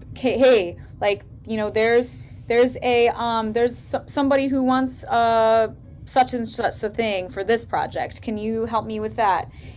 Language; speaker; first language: English; native; English